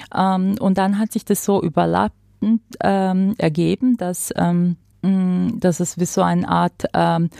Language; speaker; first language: German; non-native, fluent; Croatian